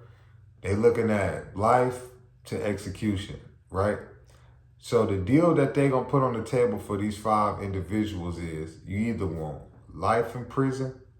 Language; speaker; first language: English; native; English